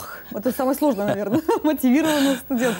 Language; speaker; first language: Russian; native; Russian